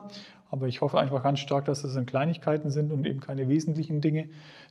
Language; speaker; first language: German; native; German